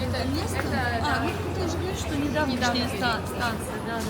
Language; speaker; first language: Russian; native; Russian